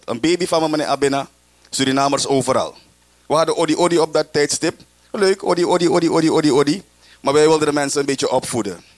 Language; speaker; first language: Dutch; native; Dutch